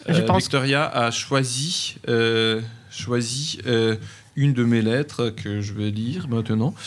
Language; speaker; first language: French; non-native, fluent; Ukrainian